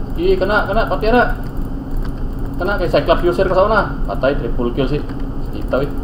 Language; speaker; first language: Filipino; non-native, local second language; Cebuano